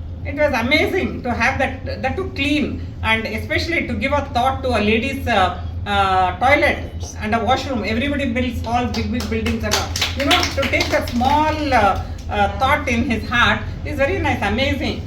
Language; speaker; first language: English; non-native, local second language; Telugu